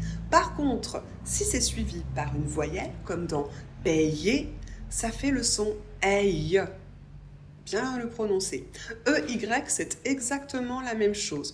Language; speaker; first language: French; native; French